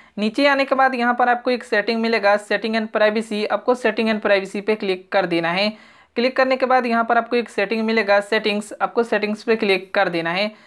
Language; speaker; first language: Hindi; native; Hindi